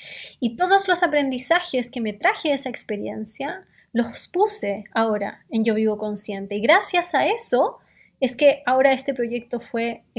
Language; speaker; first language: Spanish; native; Spanish